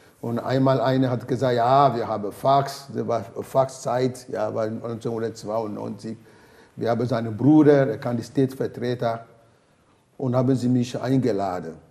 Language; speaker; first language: German; non-native, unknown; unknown